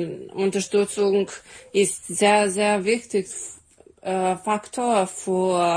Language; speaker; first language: German; non-native, learner; Serbian